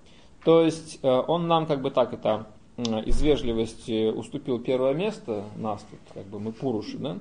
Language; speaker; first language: Russian; native; Russian